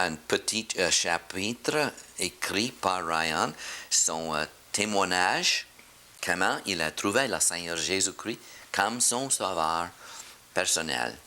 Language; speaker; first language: French; non-native, learner; English